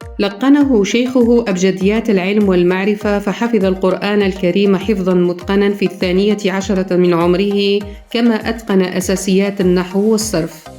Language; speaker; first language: Arabic; native; Arabic